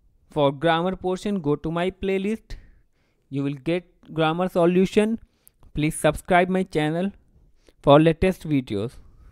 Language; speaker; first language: English; non-native, local second language; Hindi